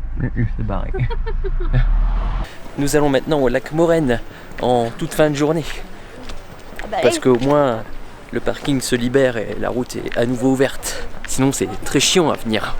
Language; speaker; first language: French; native; French